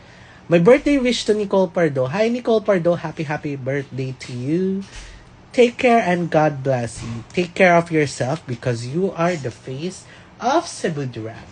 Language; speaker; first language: English; non-native, local second language; Filipino